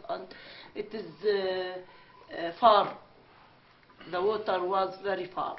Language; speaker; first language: English; non-native, learner; Arabic